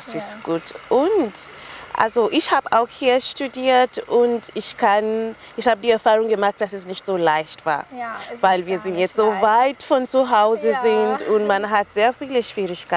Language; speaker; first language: German; non-native, fluent; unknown